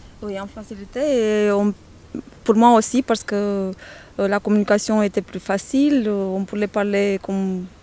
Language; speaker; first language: French; non-native, learner; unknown